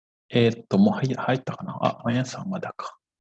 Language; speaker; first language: Japanese; non-native, fluent; Indonesian